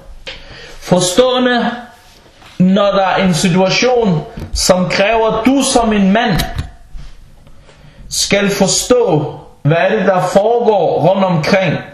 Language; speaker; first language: Danish; non-native, local second language; Arabic